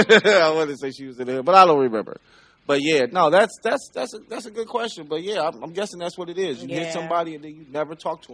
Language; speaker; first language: English; native; English